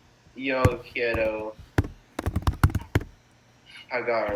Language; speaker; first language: Spanish; non-native, learner; English